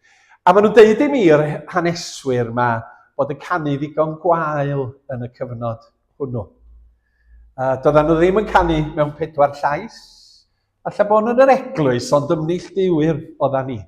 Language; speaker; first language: Welsh; native; Welsh